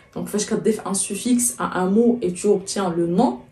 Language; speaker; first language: French; non-native, local second language; Arabic